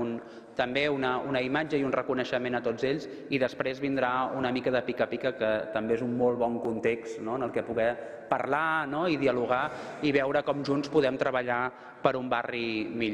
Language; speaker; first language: Catalan; native; Catalan